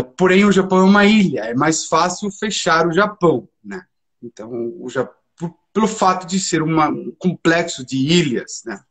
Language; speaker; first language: Portuguese; early bilingual, heritage; Portuguese